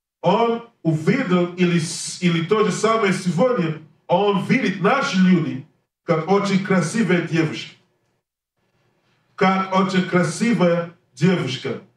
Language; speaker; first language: Russian; non-native, learner; English